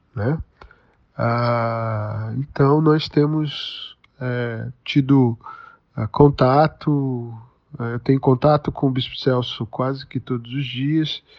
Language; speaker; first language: Portuguese; native; Portuguese